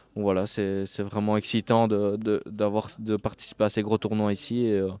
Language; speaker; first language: French; native; French